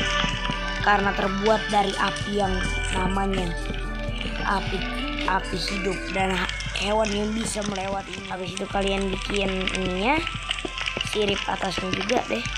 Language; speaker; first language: Indonesian; native; Indonesian